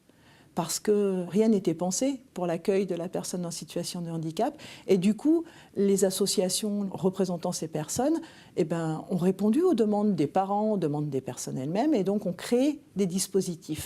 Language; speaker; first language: French; native; French